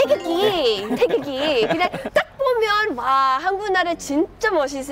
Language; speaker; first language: Korean; non-native, learner; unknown